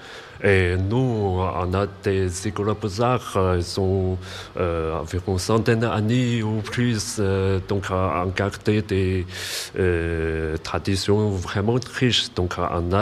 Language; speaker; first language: French; non-native, learner; Chinese